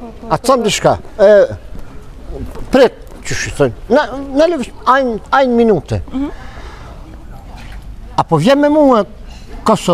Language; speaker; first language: German; non-native, learner; Albanian